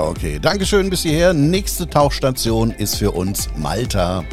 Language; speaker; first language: German; native; German